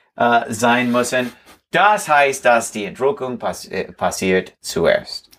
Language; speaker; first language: German; non-native, learner; English